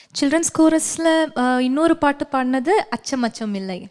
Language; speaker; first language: Tamil; non-native, local second language; Malayalam